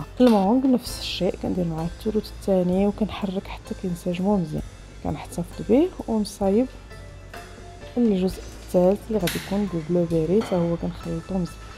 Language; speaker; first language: Arabic; native; Arabic